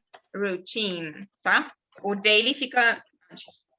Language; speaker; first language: Portuguese; non-native, fluent; German